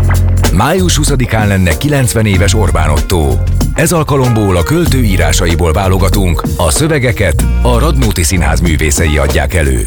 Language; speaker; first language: Hungarian; native; Hungarian